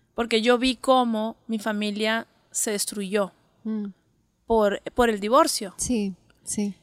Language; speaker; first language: Spanish; native; Spanish